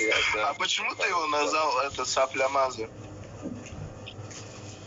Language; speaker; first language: Russian; native; Russian